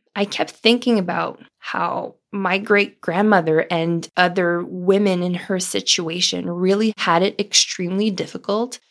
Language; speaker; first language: English; non-native, fluent; French